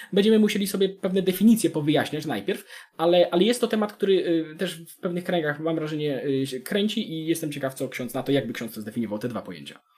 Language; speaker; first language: Polish; native; Polish